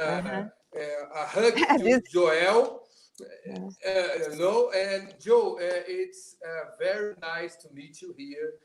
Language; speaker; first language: English; non-native, learner; Portuguese